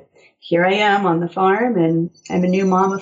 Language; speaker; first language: English; native; English